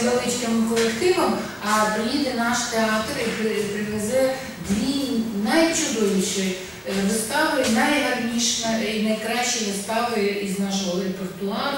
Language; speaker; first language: Ukrainian; non-native, local second language; Russian